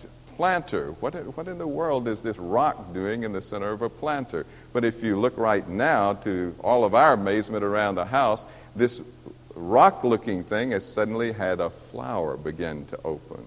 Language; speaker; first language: English; native; English